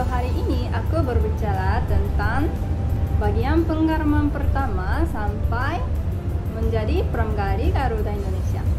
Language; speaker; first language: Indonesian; non-native, fluent; Japanese